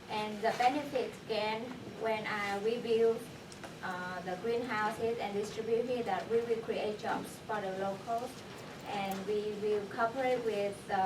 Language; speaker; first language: English; non-native, fluent; Vietnamese